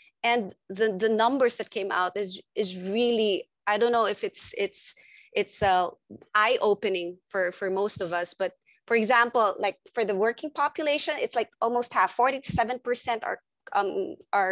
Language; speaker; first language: English; non-native, local second language; Filipino